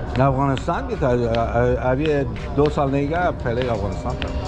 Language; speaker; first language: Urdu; non-native, learner; Persian